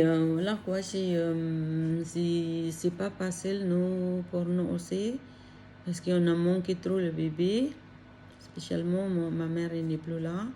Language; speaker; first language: French; non-native, learner; Filipino